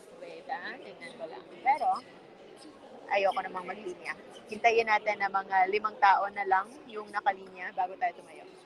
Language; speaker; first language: Filipino; non-native, local second language; Hiligaynon